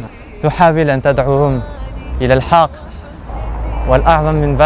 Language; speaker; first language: Arabic; non-native, learner; French